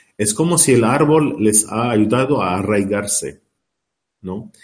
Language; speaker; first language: Spanish; non-native, learner; Arabic